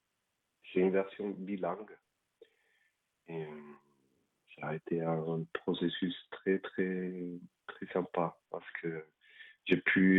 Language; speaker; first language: French; non-native, fluent; Spanish